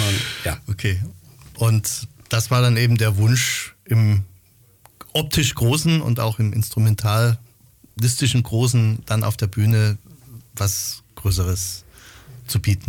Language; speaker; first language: German; native; German